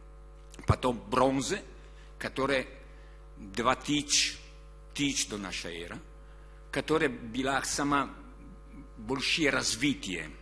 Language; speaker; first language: Russian; non-native, learner; Italian